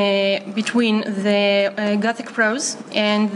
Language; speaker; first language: English; non-native, fluent; Romanian